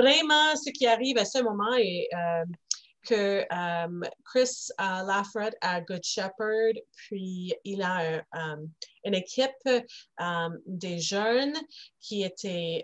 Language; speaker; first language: French; non-native, local second language; English